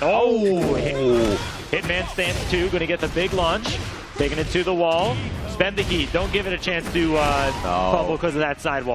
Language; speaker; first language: English; native; English